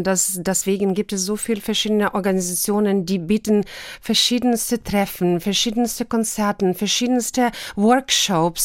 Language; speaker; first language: German; non-native, fluent; Ukrainian